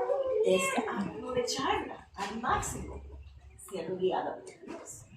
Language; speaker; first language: Spanish; non-native, fluent; English